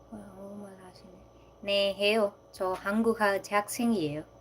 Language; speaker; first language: Korean; non-native, learner; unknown